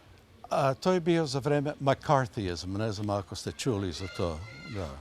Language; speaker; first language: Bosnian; early bilingual, heritage; Bosnian